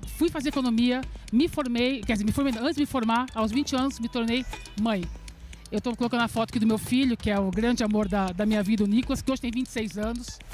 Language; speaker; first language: Portuguese; early bilingual, other home language; Serbian